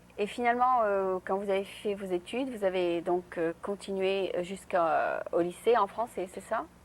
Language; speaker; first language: French; native; French